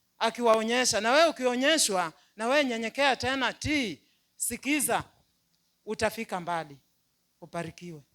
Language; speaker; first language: Swahili; non-native, local second language; Luyia